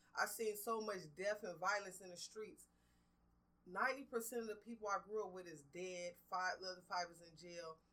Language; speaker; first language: English; native; English